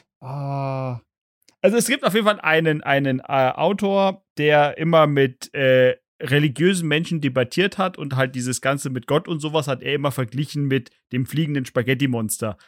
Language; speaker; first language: German; native; German